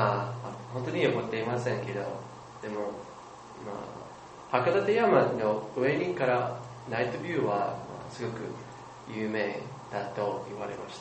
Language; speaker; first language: Japanese; non-native, learner; English